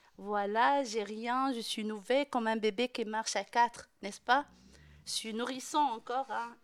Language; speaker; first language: French; non-native, local second language; Arabic